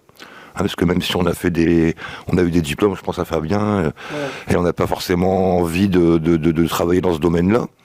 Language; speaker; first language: French; native; French